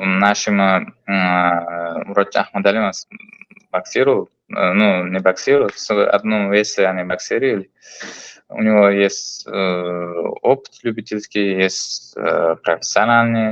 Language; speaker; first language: Russian; non-native, learner; Uzbek